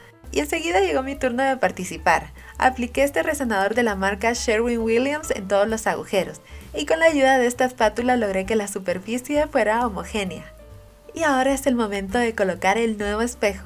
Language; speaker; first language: Spanish; native; Spanish